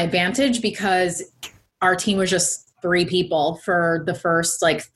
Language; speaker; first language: English; native; English